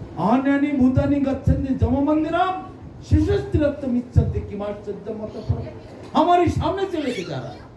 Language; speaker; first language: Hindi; non-native, local second language; Bangla